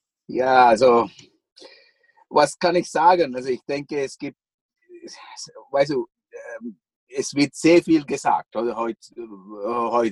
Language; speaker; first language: German; non-native, fluent; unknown